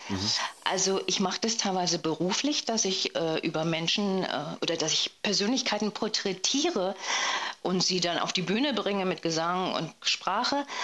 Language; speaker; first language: German; native; German